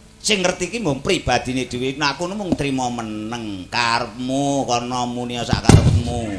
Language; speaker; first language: Javanese; native; Javanese